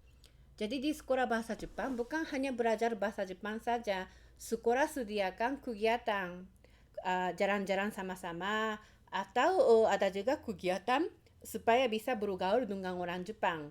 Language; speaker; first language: Indonesian; non-native, fluent; Japanese